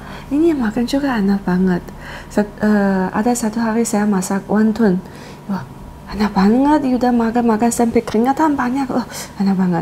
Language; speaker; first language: Indonesian; non-native, learner; Chinese